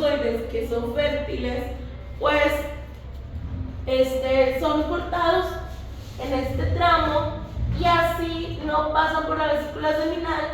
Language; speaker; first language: Spanish; native; Spanish